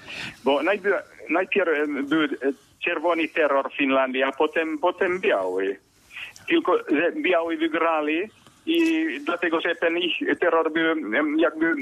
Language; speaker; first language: Polish; non-native, fluent; Finnish